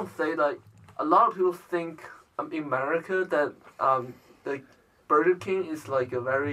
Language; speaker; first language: English; non-native, learner; Chinese